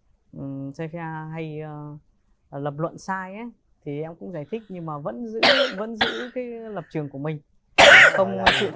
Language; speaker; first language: Vietnamese; early bilingual, heritage; Vietnamese